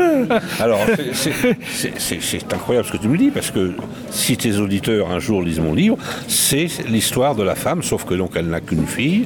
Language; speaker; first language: French; native; French